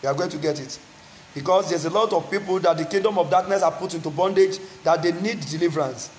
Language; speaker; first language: English; non-native, local second language; Yoruba